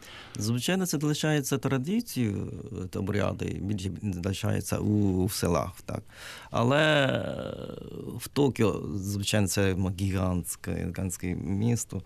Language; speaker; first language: Ukrainian; non-native, learner; Japanese